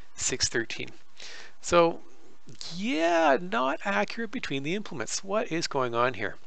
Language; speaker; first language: English; native; English